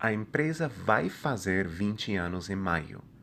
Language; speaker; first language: Portuguese; non-native, fluent; English